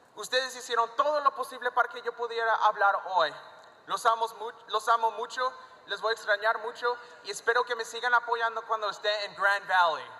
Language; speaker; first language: Spanish; early bilingual, heritage; Spanish